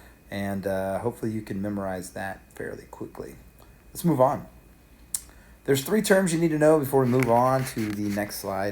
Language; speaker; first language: English; native; English